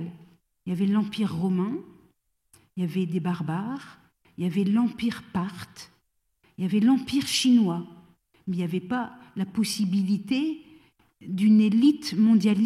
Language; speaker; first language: French; native; French